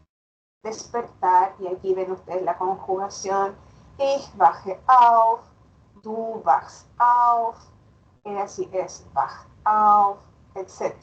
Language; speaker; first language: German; non-native, fluent; Spanish